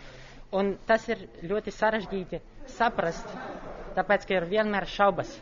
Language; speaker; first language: Latvian; non-native, local second language; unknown